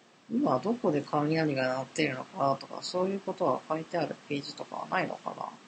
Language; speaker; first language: Japanese; native; Japanese